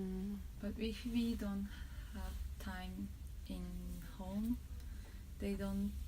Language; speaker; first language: English; non-native, fluent; Japanese